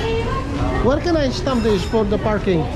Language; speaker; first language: English; non-native, local second language; Filipino